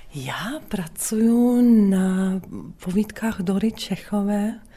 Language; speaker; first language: Czech; non-native, fluent; German